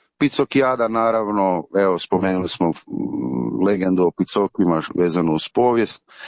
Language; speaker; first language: Croatian; native; Croatian